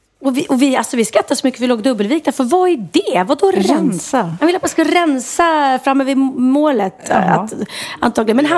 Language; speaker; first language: Swedish; native; Swedish